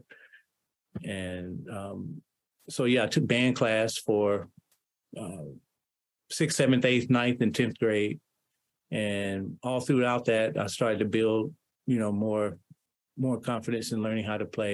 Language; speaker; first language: English; native; English